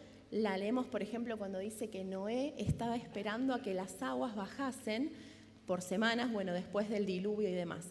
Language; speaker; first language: Spanish; native; Spanish